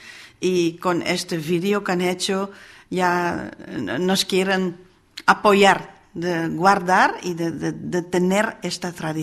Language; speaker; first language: Spanish; non-native, fluent; Dutch